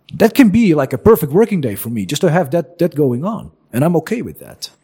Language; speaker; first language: English; non-native, fluent; Dutch